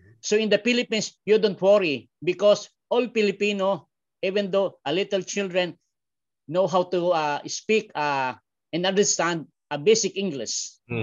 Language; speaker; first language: English; non-native, learner; Filipino